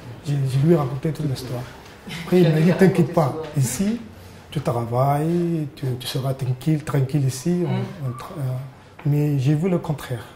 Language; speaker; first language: French; non-native, learner; Arabic